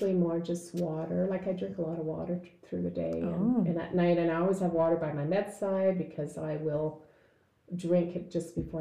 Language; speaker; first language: English; native; English